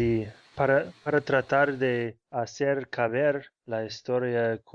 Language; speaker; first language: Spanish; non-native, fluent; Portuguese